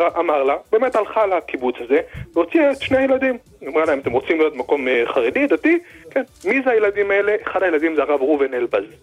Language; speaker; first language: Hebrew; native; Hebrew